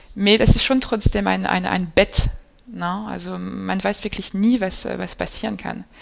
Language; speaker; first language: German; non-native, fluent; French